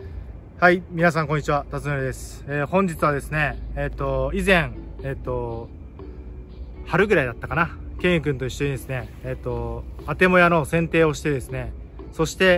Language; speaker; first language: Japanese; native; Japanese